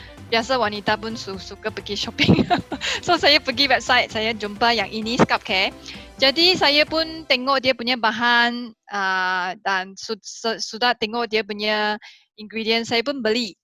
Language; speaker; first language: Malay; non-native, local second language; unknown